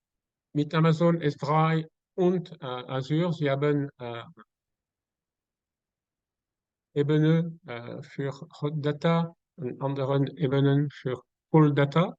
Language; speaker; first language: German; non-native, learner; French